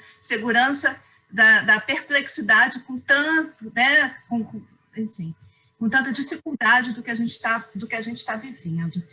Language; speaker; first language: Portuguese; native; Portuguese